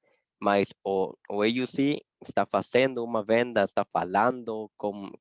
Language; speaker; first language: Portuguese; non-native, fluent; Spanish